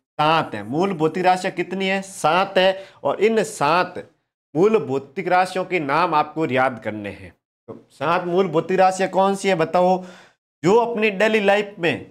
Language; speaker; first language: Hindi; native; Hindi